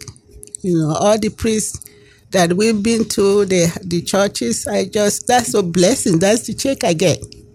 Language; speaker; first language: English; non-native, local second language; Igbo